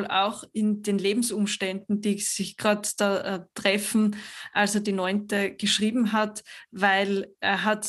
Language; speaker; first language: German; native; German